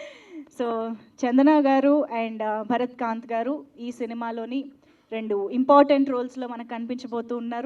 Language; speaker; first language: Telugu; native; Telugu